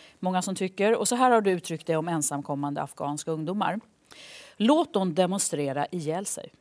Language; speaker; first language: Swedish; native; Swedish